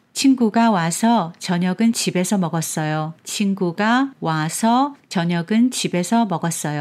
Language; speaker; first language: Korean; non-native, fluent; Chinese